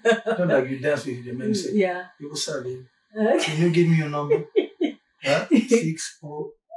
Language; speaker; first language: English; non-native, learner; French